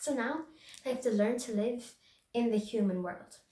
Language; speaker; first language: English; native; English